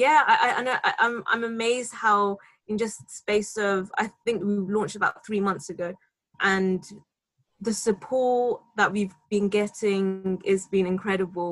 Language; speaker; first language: English; native; English